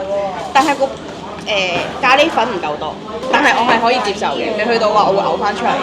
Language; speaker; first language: Cantonese; native; Cantonese